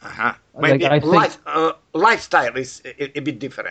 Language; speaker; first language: English; non-native, learner; Russian